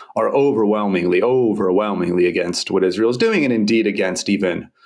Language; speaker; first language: English; native; English